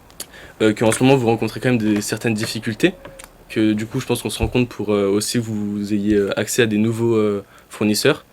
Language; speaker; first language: French; native; French